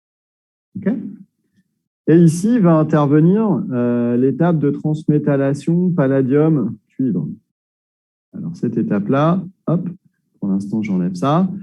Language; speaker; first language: French; native; French